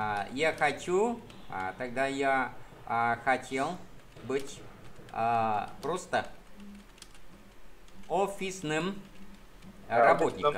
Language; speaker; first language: Russian; non-native, fluent; Vietnamese